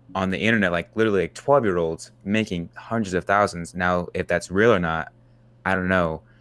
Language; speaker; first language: English; native; English